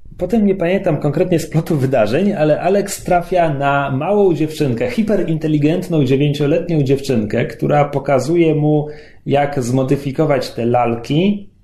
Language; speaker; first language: Polish; native; Polish